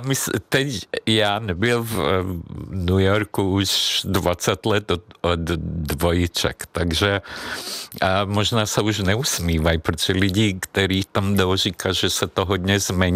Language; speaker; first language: Czech; non-native, fluent; Hungarian